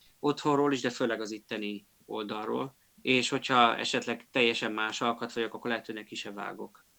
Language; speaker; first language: Hungarian; native; Hungarian